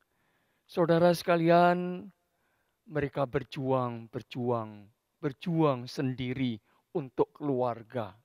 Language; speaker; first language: Indonesian; native; Indonesian